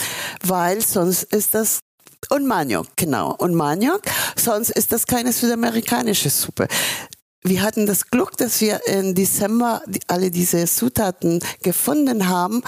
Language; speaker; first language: German; non-native, fluent; Spanish